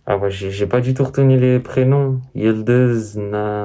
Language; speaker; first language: French; native; French